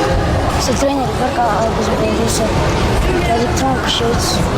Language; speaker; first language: Russian; non-native, local second language; Ingush